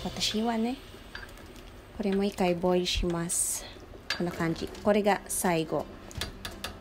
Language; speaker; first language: Japanese; non-native, fluent; Filipino